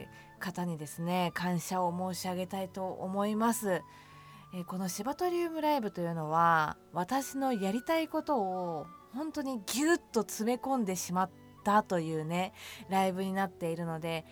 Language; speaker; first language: Japanese; native; Japanese